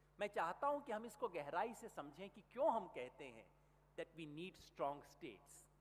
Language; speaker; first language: Hindi; native; Hindi